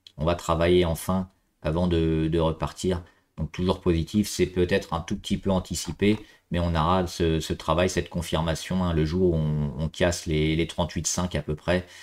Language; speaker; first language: French; native; French